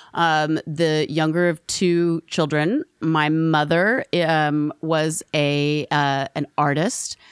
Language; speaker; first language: English; native; English